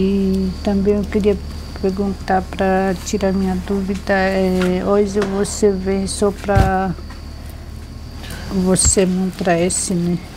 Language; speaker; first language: Portuguese; non-native, local second language; Guarani